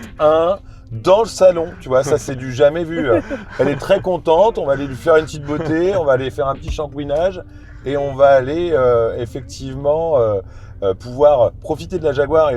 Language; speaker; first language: French; native; French